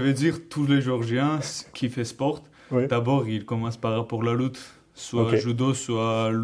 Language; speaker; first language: French; non-native, learner; Georgian